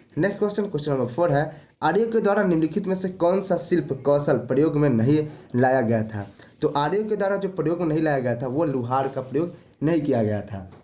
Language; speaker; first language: Hindi; native; Hindi